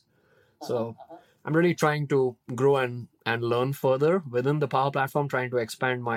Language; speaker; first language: English; non-native, local second language; Hindi